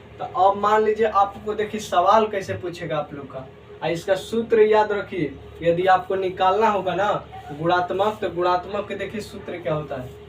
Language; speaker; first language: Hindi; native; Hindi